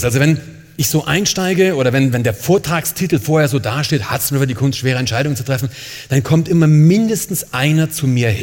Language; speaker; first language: German; native; German